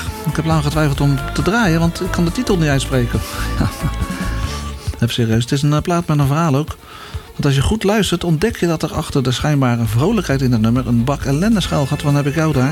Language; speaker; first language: Dutch; native; Dutch